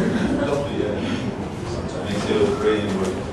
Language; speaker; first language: English; non-native, learner; Italian